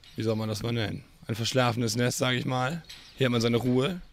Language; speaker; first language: German; native; German